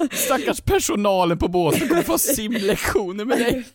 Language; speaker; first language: Swedish; native; Swedish